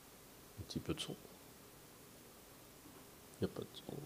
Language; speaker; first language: French; native; French